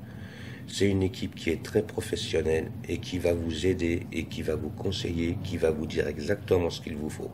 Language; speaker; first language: French; native; French